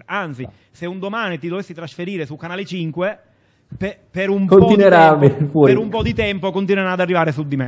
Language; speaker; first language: Italian; native; Italian